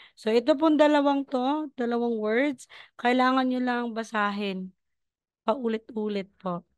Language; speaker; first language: Filipino; non-native, local second language; Cebuano